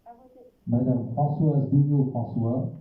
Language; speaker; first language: French; native; French